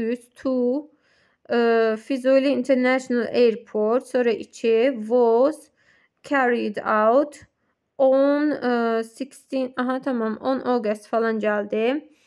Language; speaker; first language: English; non-native, fluent; Azerbaijani